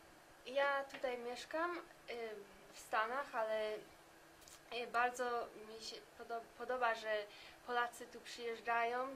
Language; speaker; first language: Polish; early bilingual, heritage; Polish